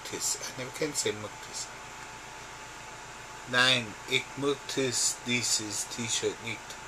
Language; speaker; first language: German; non-native, learner; English